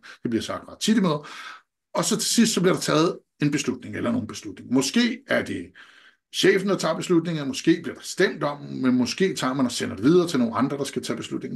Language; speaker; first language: Danish; native; Danish